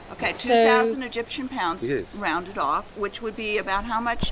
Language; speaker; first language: English; native; English